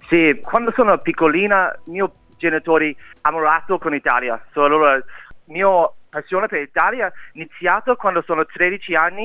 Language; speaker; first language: Italian; non-native, learner; English